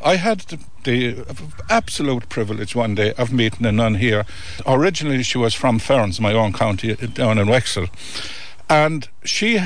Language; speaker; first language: English; native; English